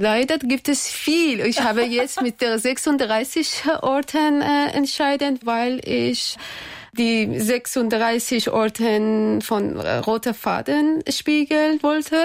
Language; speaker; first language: German; non-native, learner; Persian